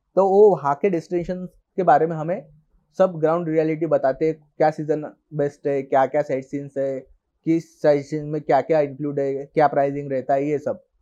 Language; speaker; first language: Hindi; non-native, local second language; Marathi